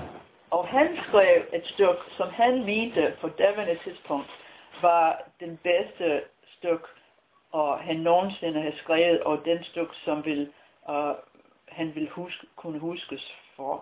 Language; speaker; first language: Danish; non-native, fluent; English